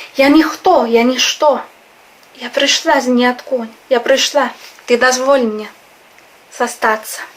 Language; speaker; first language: Belarusian; non-native, fluent; Spanish